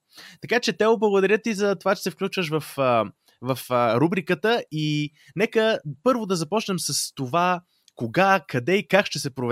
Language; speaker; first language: Bulgarian; native; Bulgarian